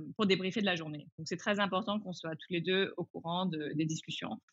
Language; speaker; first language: French; early bilingual, other home language; English